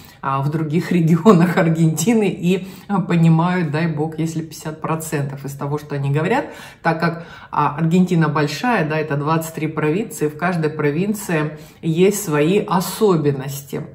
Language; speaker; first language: Russian; native; Russian